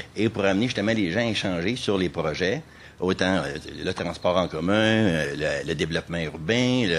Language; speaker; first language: French; native; French